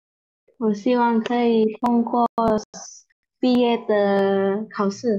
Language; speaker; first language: Chinese; non-native, learner; Indonesian